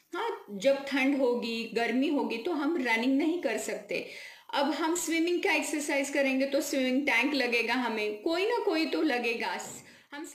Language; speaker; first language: Hindi; non-native, local second language; Marathi